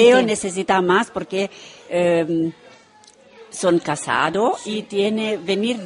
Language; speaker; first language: Spanish; non-native, learner; Romanian